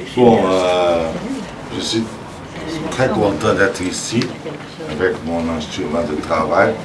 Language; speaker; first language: French; non-native, fluent; Portuguese